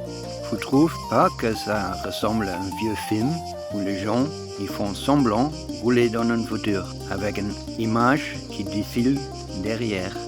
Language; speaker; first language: French; non-native, learner; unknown